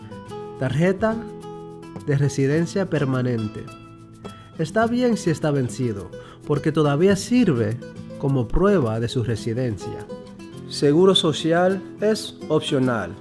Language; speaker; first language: Spanish; early bilingual, heritage; Spanish